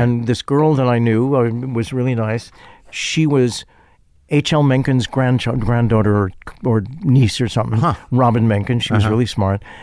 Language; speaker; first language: English; native; English